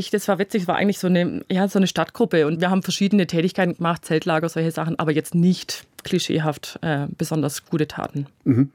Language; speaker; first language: German; native; German